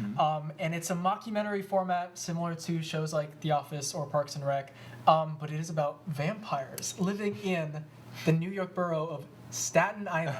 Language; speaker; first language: English; native; English